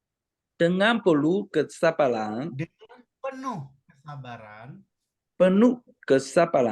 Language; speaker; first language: Indonesian; non-native, learner; Chinese